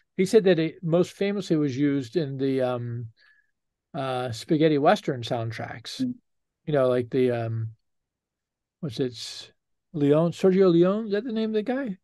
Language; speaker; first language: English; native; English